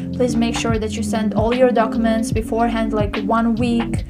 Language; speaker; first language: English; non-native, fluent; Tajik